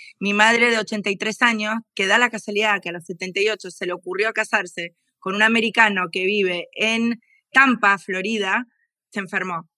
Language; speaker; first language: Spanish; native; Spanish